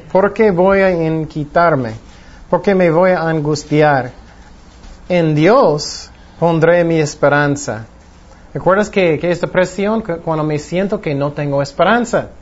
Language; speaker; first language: Spanish; non-native, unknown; English